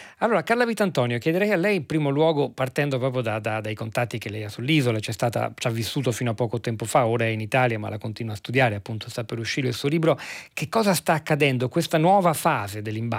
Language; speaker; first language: Italian; native; Italian